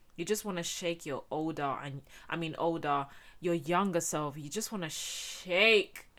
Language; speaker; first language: English; early bilingual, heritage; Spanish